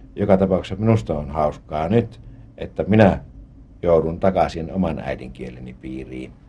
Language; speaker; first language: Finnish; native; Finnish